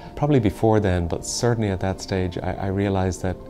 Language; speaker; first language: English; native; English